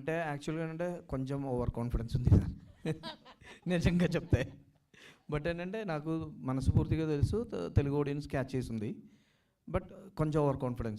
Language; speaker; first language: Telugu; non-native, local second language; Malayalam